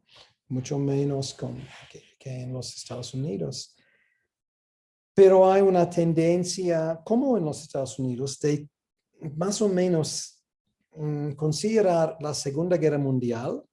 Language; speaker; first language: Spanish; non-native, fluent; English